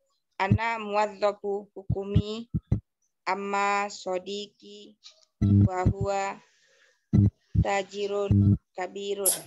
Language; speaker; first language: Arabic; non-native, learner; Indonesian